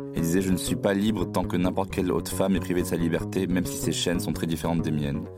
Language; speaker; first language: French; non-native, local second language; Arabic